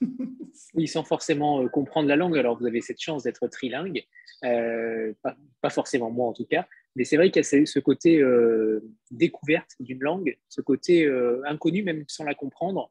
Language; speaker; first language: French; native; French